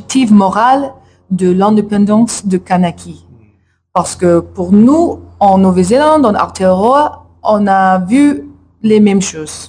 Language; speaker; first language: French; non-native, learner; English